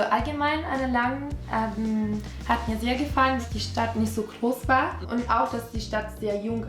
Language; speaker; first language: German; non-native, fluent; Italian